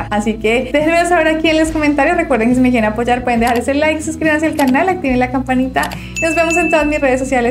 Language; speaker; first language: Spanish; native; Spanish